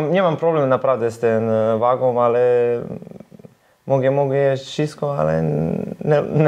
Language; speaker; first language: Polish; non-native, learner; Serbian